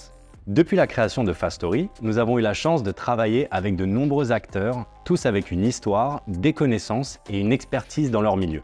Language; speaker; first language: French; native; French